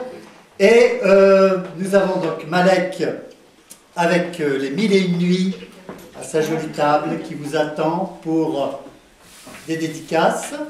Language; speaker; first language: French; native; French